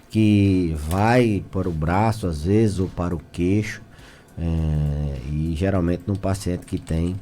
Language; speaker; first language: Portuguese; native; Portuguese